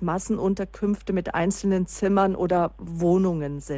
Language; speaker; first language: German; native; German